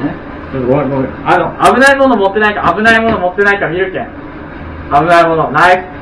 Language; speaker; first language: Japanese; native; Japanese